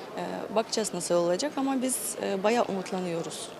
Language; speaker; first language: Turkish; non-native, fluent; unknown